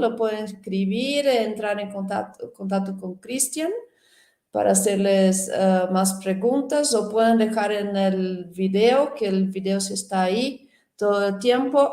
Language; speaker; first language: Spanish; non-native, fluent; Portuguese